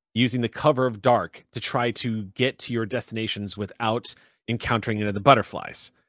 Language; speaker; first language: English; native; English